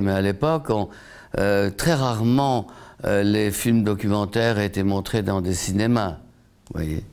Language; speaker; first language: French; non-native, fluent; Polish